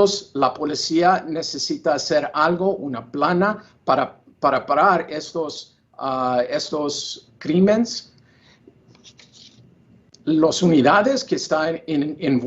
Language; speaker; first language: Spanish; non-native, learner; English